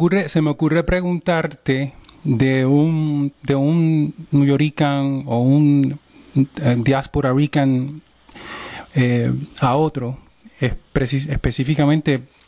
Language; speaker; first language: Spanish; native; Spanish